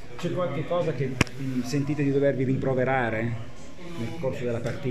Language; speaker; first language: Italian; native; Italian